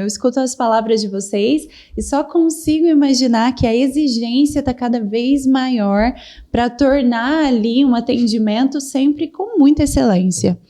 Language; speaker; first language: Portuguese; native; Portuguese